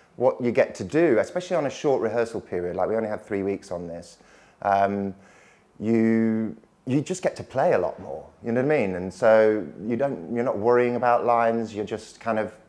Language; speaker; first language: English; native; English